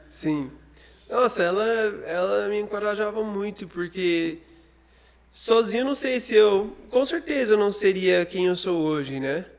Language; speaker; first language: Portuguese; non-native, fluent; English